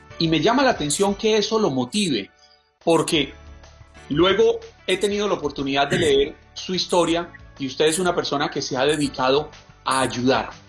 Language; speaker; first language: Spanish; native; Spanish